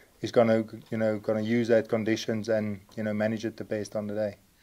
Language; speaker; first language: English; non-native, local second language; Afrikaans